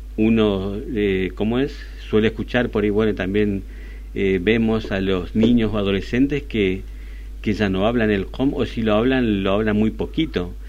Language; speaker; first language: Spanish; native; Spanish